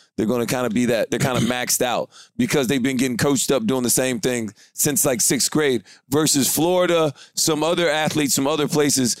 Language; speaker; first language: English; native; English